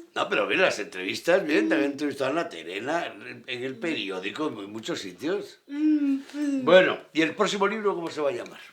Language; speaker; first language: Spanish; native; Spanish